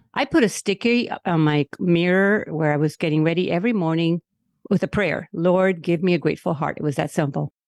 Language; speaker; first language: English; non-native, local second language; Spanish